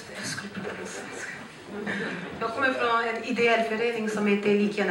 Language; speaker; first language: Swedish; non-native, fluent; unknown